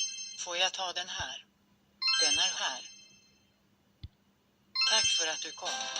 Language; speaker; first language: Swedish; non-native, learner; English